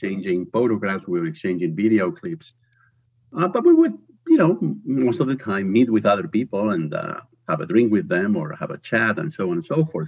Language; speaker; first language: English; non-native, fluent; Spanish